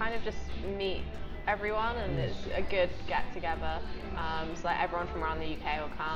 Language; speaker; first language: English; native; English